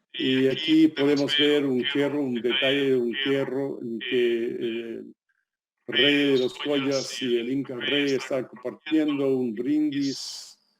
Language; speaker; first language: Spanish; non-native, fluent; English